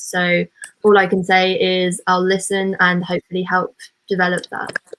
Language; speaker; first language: English; native; English